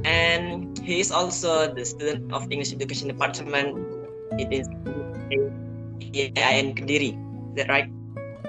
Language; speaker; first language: English; non-native, fluent; Indonesian